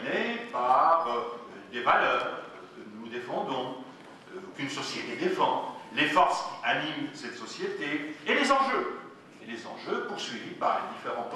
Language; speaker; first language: French; non-native, local second language; Arabic